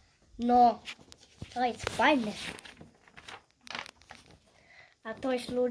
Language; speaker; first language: Polish; early bilingual, heritage; Polish